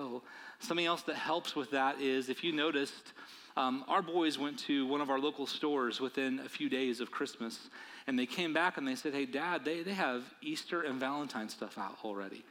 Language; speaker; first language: English; native; English